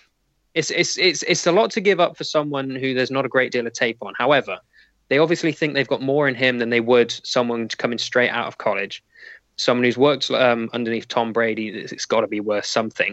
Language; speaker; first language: English; native; English